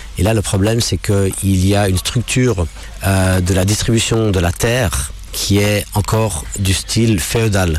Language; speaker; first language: French; non-native, local second language; English